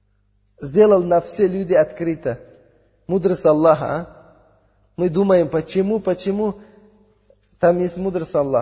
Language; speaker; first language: Russian; non-native, learner; Uzbek